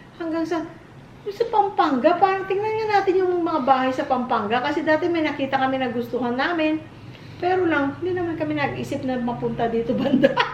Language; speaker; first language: Filipino; non-native, local second language; Hiligaynon